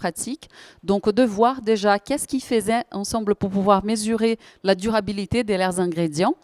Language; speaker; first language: French; native; French